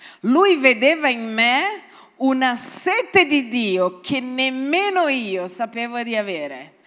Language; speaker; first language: Italian; non-native, fluent; Portuguese